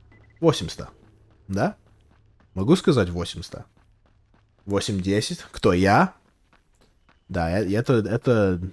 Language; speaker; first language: Russian; non-native, learner; English